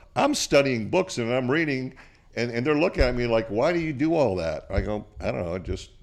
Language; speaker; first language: English; native; English